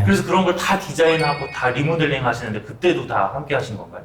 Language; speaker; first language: Korean; native; Korean